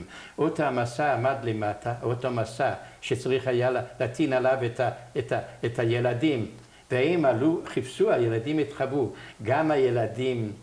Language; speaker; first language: Hebrew; non-native, fluent; Yiddish